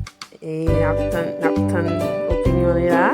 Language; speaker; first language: French; non-native, learner; Haitian Creole